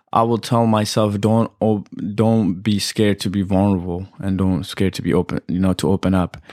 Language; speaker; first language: English; early bilingual, other home language; Amharic